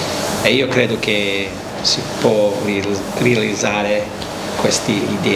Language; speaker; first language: Italian; non-native, learner; English